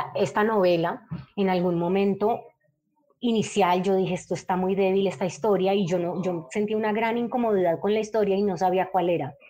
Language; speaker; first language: Spanish; native; Spanish